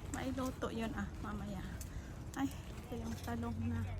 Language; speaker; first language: Filipino; native; Filipino